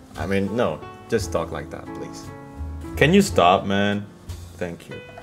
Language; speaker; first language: English; non-native, fluent; Indonesian